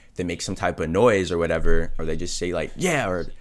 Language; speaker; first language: English; native; English